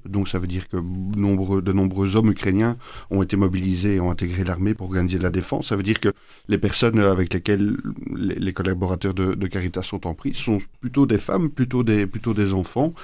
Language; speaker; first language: French; native; French